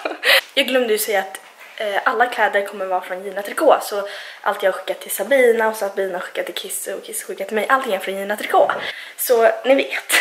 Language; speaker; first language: Swedish; native; Swedish